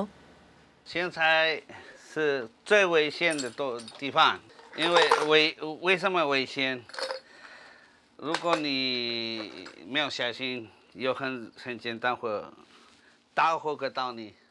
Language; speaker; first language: Chinese; non-native, learner; Spanish